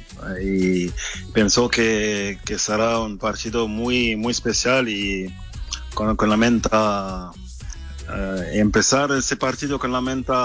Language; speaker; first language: Spanish; non-native, fluent; French